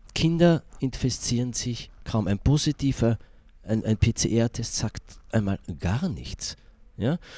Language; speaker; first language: German; native; German